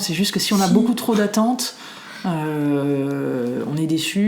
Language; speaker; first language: French; native; French